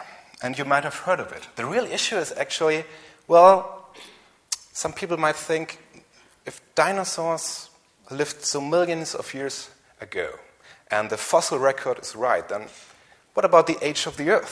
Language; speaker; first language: English; non-native, fluent; German